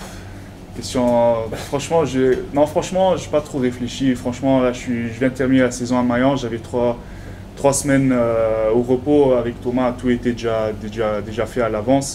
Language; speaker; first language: French; non-native, local second language; Luxembourgish